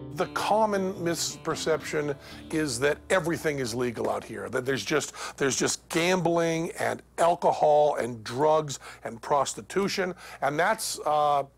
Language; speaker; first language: English; native; English